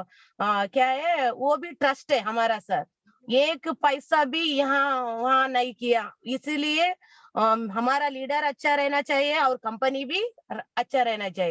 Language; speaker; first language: Hindi; non-native, local second language; Kannada